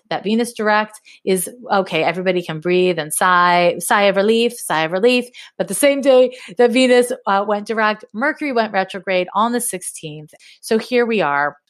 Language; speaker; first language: English; native; English